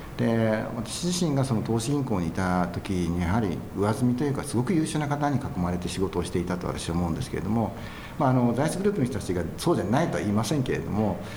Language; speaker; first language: Japanese; native; Japanese